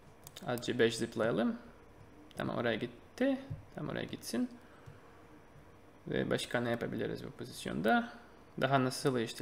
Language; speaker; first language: Turkish; non-native, fluent; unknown